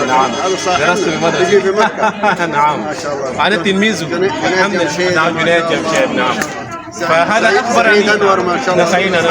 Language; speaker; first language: Arabic; non-native, fluent; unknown